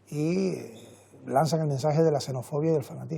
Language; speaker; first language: Spanish; native; Spanish